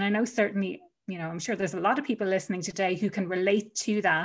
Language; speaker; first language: English; native; English